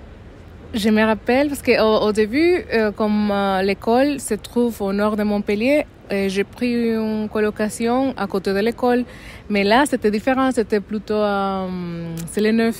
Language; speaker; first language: French; non-native, fluent; Spanish